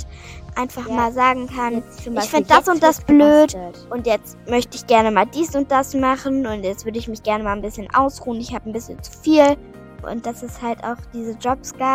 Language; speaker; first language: German; native; German